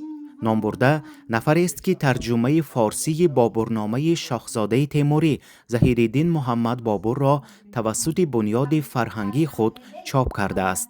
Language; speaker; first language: Persian; native; Persian